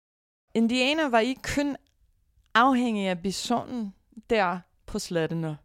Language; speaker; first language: Danish; non-native, fluent; English